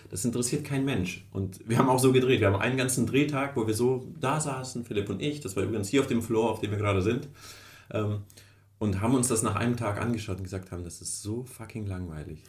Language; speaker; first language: German; early bilingual, other home language; Russian